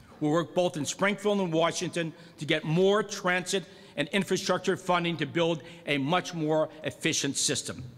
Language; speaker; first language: English; native; English